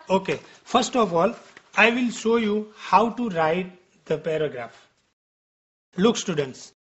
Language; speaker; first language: English; non-native, local second language; Gujarati